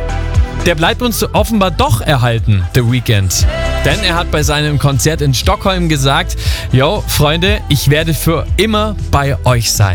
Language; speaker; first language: German; native; German